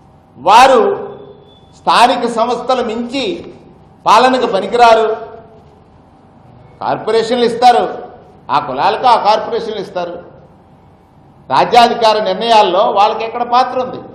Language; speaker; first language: Telugu; native; Telugu